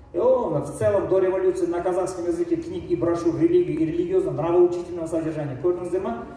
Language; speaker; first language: Russian; non-native, local second language; Kazakh